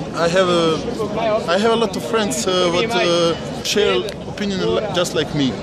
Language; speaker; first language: English; non-native, learner; Bosnian